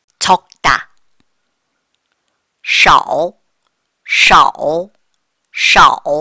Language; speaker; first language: Chinese; non-native, fluent; Korean